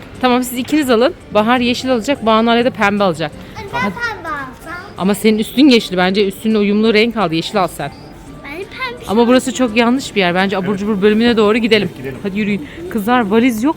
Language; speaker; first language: Turkish; native; Turkish